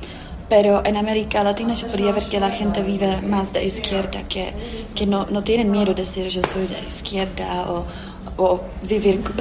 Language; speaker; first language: Spanish; non-native, fluent; Czech